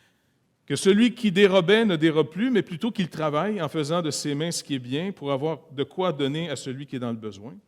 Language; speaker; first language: French; native; French